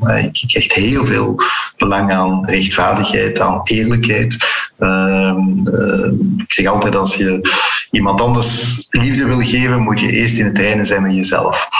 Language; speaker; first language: Dutch; early bilingual, heritage; Dutch